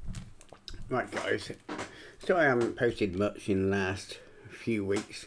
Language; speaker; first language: English; native; English